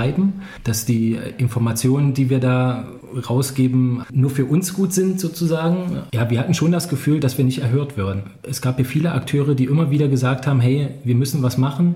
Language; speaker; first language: German; native; German